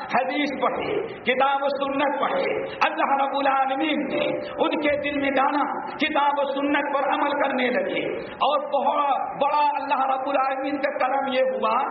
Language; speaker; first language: Urdu; native; Urdu